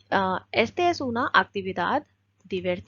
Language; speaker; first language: Spanish; non-native, learner; Hindi